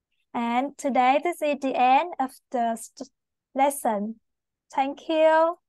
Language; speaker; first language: English; non-native, learner; Vietnamese